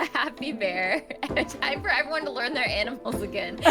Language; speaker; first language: English; native; English